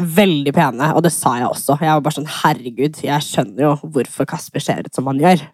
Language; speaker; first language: Norwegian; early bilingual, other home language; English